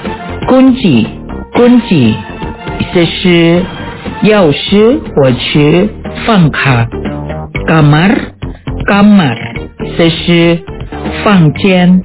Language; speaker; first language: Chinese; non-native, fluent; Indonesian